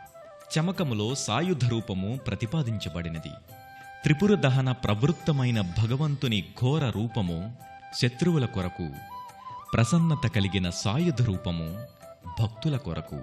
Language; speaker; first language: Telugu; native; Telugu